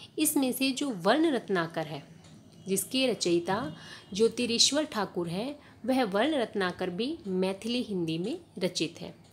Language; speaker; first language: Hindi; native; Hindi